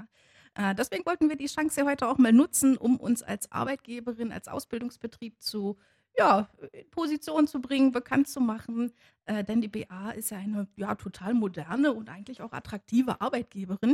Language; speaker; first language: German; native; German